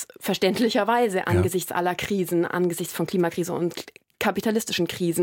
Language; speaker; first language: German; native; German